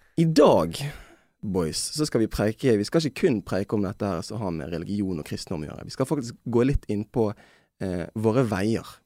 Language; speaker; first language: Norwegian; native; Norwegian